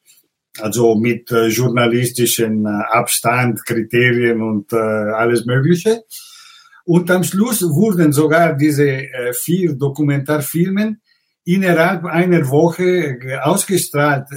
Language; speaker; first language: German; non-native, fluent; Italian